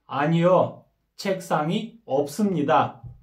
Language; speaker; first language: Korean; non-native, fluent; Kyrgyz